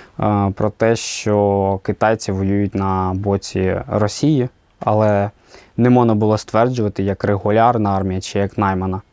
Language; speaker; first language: Ukrainian; native; Ukrainian